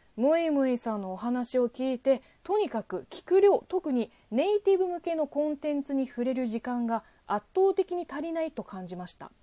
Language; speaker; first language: Japanese; non-native, fluent; Chinese